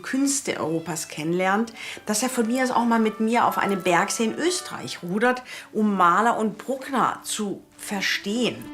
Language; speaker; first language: German; native; German